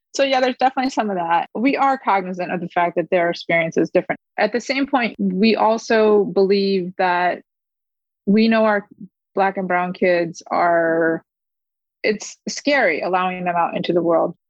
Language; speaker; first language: English; early bilingual, other home language; Korean